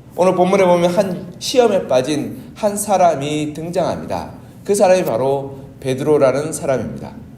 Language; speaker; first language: Korean; native; Korean